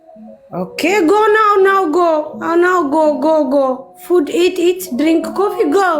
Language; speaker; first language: English; non-native, learner; Amharic